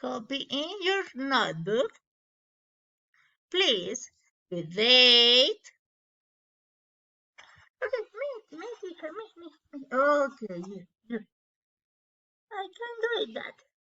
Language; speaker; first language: English; non-native, learner; Spanish